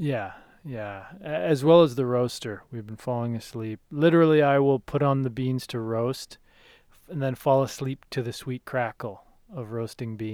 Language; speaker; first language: English; native; English